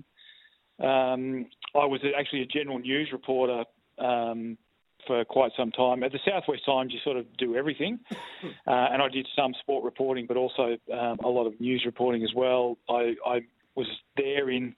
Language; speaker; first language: English; native; English